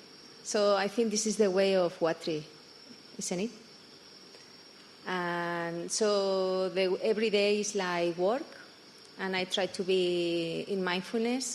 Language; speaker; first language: English; non-native, fluent; Spanish